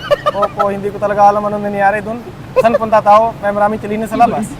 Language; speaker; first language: Filipino; non-native, learner; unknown